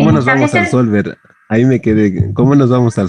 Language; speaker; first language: Spanish; native; Spanish